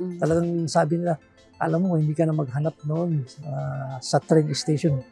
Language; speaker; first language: Filipino; non-native, local second language; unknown